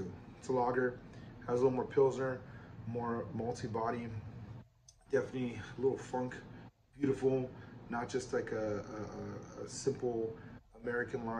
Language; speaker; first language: English; native; English